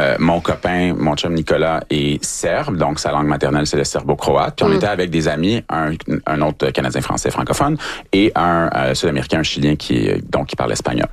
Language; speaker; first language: French; native; French